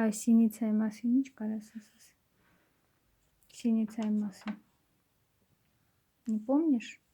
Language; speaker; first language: Russian; native; Russian